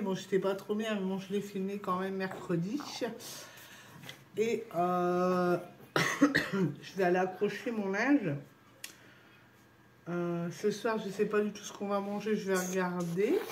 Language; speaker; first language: French; native; French